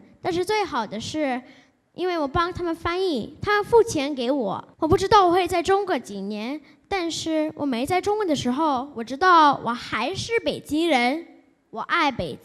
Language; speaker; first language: Chinese; early bilingual, other home language; English